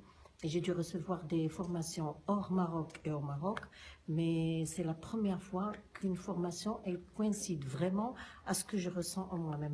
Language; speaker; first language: French; non-native, local second language; Arabic